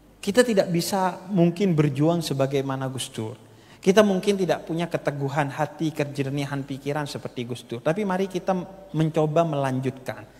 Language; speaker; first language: Indonesian; native; Indonesian